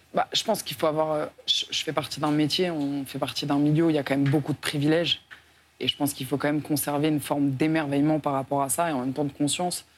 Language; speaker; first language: French; native; French